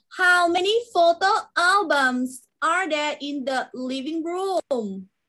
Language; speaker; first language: English; non-native, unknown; Thai